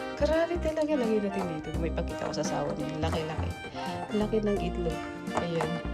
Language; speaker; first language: Filipino; native; Filipino